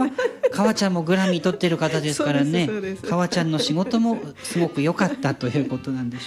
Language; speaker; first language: Japanese; native; Japanese